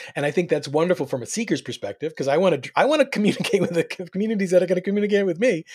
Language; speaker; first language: English; native; English